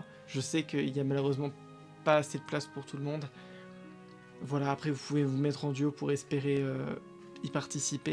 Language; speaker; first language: French; native; French